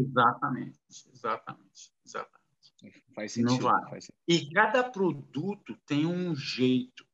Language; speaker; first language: Portuguese; non-native, learner; Arabic